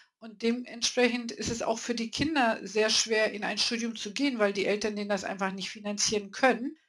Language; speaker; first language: German; early bilingual, other home language; Polish